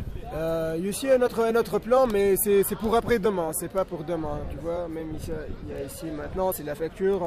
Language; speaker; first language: French; non-native, local second language; Arabic